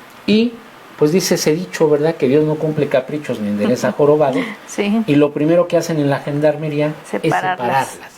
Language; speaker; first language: Spanish; native; Spanish